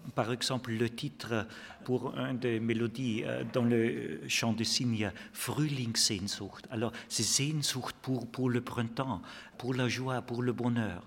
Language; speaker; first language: French; non-native, fluent; German